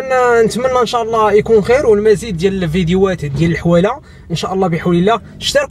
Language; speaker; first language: Arabic; native; Arabic